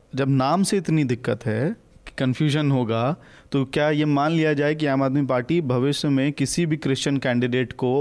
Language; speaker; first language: Hindi; native; Hindi